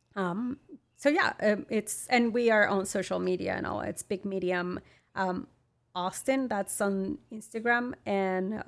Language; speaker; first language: English; non-native, fluent; Spanish